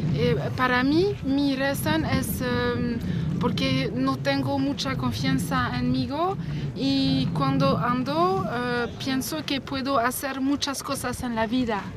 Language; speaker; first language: Spanish; non-native, learner; French